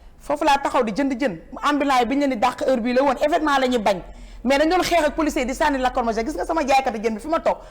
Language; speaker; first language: Wolof; native; Wolof